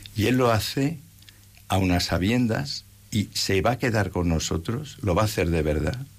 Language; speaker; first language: Spanish; native; Spanish